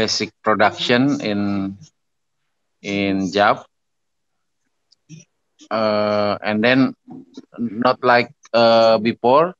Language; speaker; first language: English; non-native, learner; Indonesian